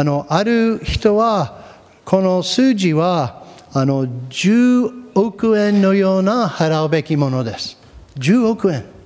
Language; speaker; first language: Japanese; non-native, fluent; English